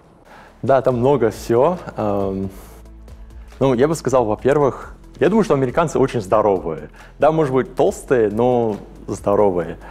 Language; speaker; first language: Russian; early bilingual, heritage; English